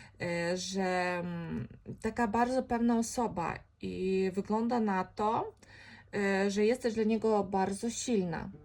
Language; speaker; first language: Polish; non-native, fluent; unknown